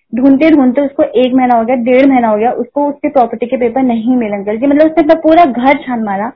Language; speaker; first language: Hindi; native; Hindi